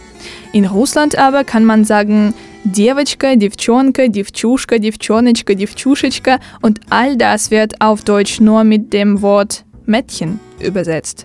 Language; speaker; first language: German; non-native, fluent; Russian